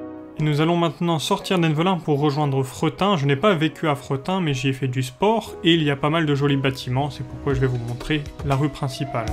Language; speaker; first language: French; native; French